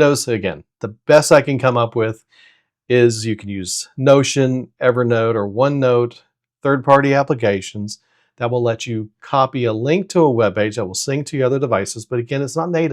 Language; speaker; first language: English; native; English